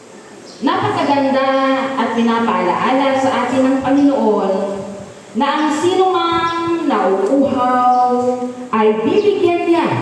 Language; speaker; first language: Filipino; native; Filipino